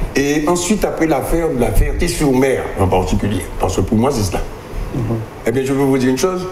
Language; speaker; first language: French; native; French